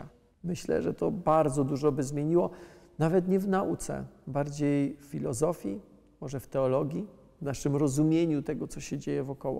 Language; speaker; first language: Polish; native; Polish